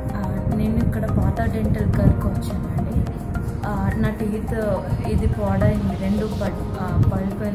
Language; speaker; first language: Telugu; non-native, local second language; Tamil